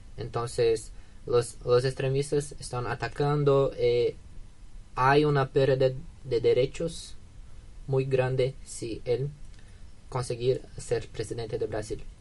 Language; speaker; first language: Spanish; non-native, learner; Portuguese